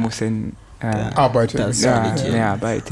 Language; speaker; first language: German; non-native, learner; Swahili